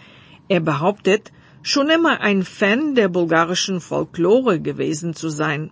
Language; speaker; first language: German; non-native, fluent; Bulgarian